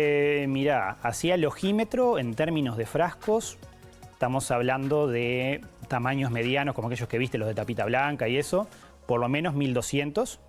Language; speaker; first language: Spanish; native; Spanish